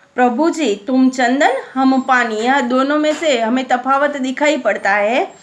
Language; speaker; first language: Hindi; non-native, local second language; Gujarati